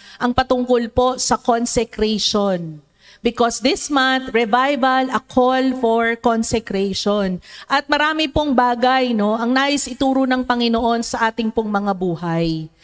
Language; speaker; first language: Filipino; native; Filipino